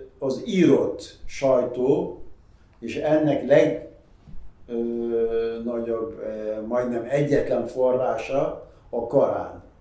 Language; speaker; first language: Hungarian; non-native, fluent; Arabic